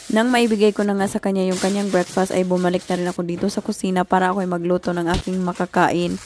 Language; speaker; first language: Filipino; non-native, local second language; Cebuano